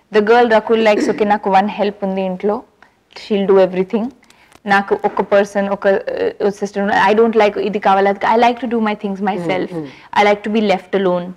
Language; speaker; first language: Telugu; non-native, learner; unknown